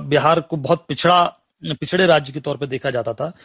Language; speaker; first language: Hindi; native; Hindi